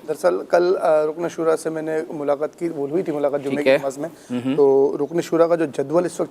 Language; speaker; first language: Urdu; native; Urdu